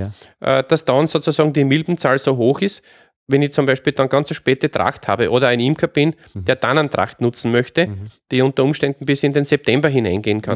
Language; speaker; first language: German; native; German